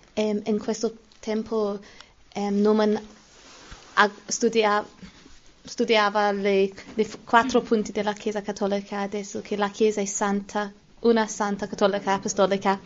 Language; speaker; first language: Italian; non-native, learner; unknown